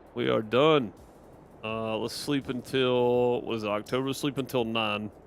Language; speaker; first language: English; native; English